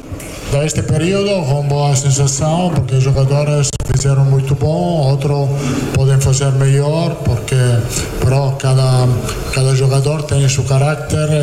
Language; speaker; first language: Portuguese; non-native, fluent; Italian